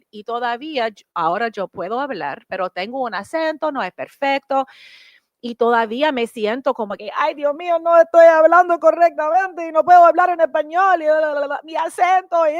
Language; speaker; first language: Spanish; early bilingual, heritage; English